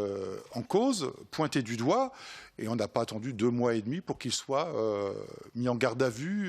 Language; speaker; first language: French; native; French